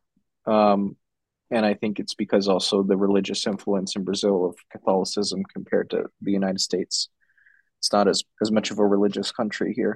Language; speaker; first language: English; non-native, fluent; Portuguese